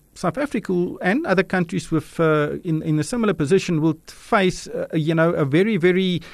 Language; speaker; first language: English; non-native, local second language; Afrikaans